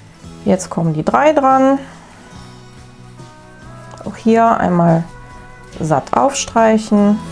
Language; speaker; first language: German; native; German